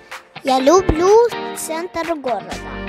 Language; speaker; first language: Russian; early bilingual, heritage; Russian